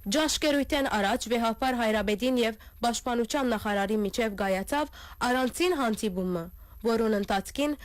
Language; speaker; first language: Armenian; early bilingual, heritage; Armenian